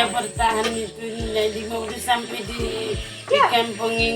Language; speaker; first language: Indonesian; non-native, local second language; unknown